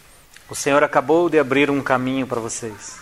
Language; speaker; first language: Portuguese; native; Portuguese